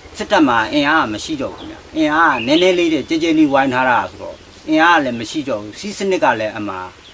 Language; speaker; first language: Burmese; native; Burmese